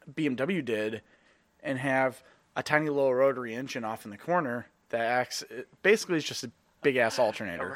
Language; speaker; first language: English; native; English